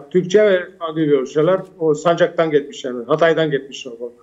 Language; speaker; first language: Turkish; early bilingual, heritage; Turkish